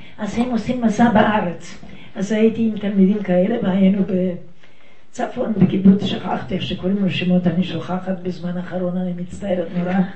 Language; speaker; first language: Hebrew; non-native, fluent; Yiddish